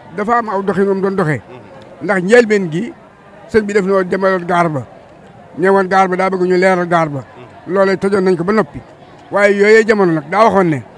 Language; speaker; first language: Wolof; native; Wolof